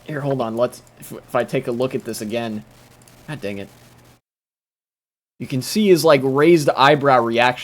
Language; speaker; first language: English; native; English